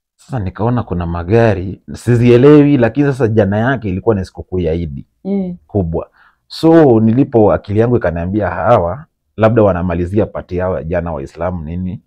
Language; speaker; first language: Swahili; native; Swahili